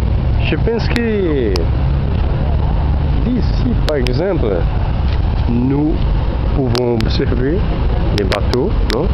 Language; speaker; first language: French; non-native, learner; Portuguese